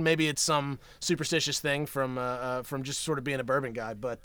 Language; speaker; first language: English; native; English